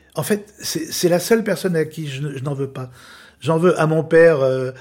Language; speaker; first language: French; native; French